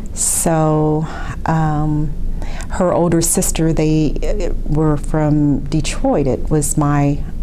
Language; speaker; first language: English; native; English